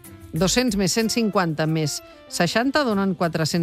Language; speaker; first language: Catalan; native; Catalan